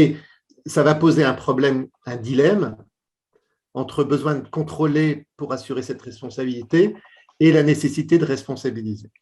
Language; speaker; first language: French; native; French